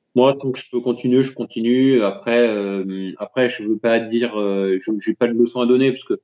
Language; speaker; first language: French; native; French